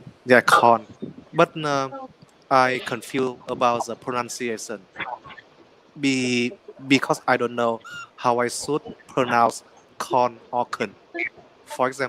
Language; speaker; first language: English; non-native, learner; Vietnamese